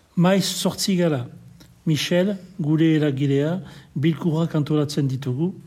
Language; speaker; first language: Basque; non-native, local second language; French